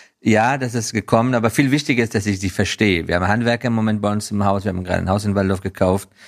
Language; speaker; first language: German; non-native, fluent; Persian